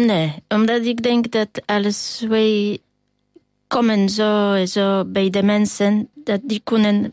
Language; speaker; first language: Dutch; non-native, learner; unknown